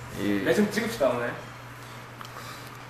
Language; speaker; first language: Korean; native; Korean